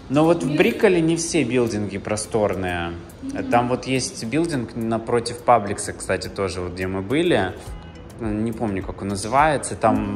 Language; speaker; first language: Russian; native; Russian